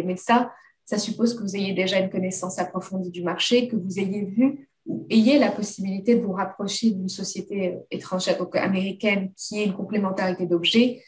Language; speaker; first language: French; native; French